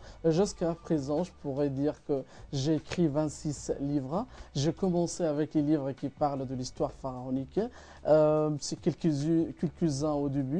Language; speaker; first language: French; non-native, fluent; Arabic